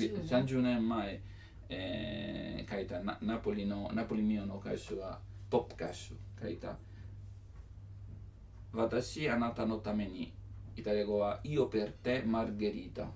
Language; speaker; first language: Japanese; non-native, learner; Italian